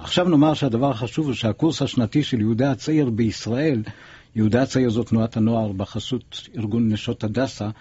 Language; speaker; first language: Hebrew; native; Hebrew